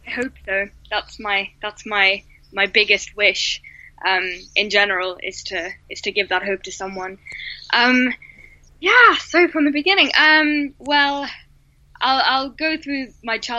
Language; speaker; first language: English; native; English